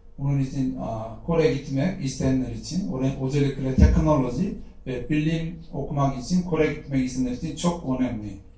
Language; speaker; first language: Turkish; non-native, fluent; Korean